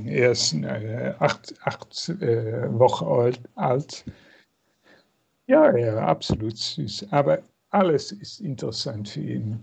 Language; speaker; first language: German; non-native, fluent; Dutch